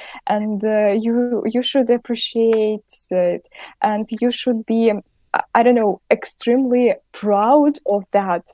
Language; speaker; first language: English; non-native, fluent; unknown